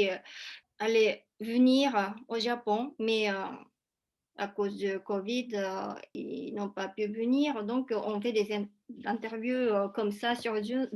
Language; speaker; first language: French; non-native, fluent; Japanese